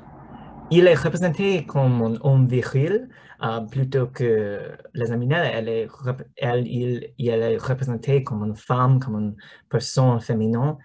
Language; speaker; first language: French; non-native, learner; English